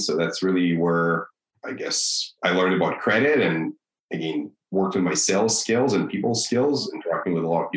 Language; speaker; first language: English; non-native, fluent; Russian